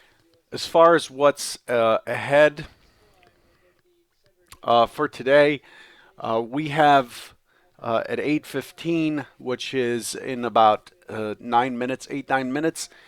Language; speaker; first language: English; native; English